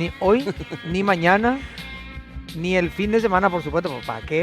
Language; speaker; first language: Spanish; native; Spanish